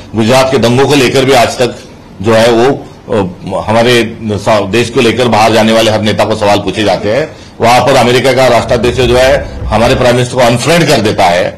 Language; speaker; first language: Hindi; non-native, local second language; Marathi